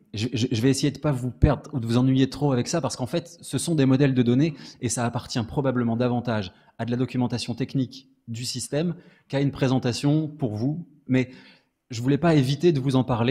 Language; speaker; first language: French; native; French